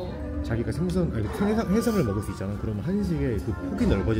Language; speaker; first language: Korean; native; Korean